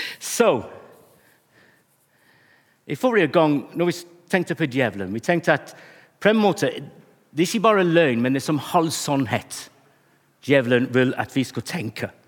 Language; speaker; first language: Norwegian; non-native, fluent; English